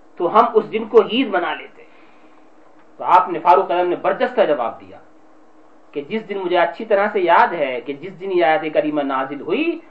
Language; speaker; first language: Urdu; native; Urdu